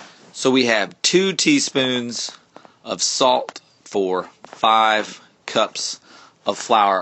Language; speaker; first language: English; native; English